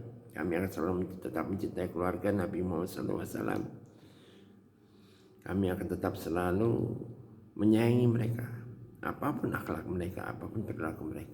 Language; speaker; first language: Indonesian; native; Indonesian